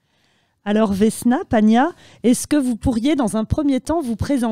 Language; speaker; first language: French; native; French